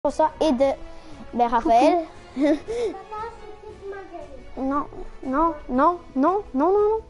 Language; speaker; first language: French; native; French